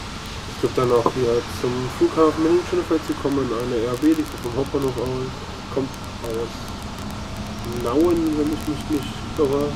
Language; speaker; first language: German; native; German